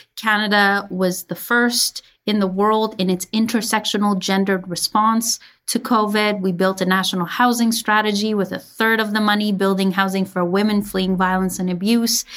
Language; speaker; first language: English; early bilingual, other home language; Persian